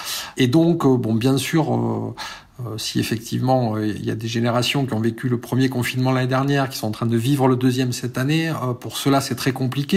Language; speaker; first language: French; native; French